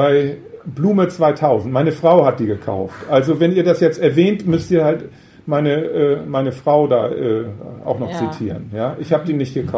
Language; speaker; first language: German; native; German